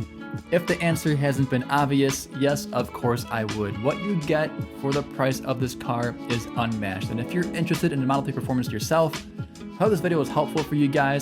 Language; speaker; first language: English; native; English